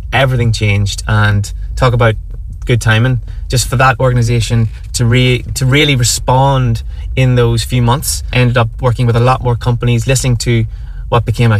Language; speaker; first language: English; native; English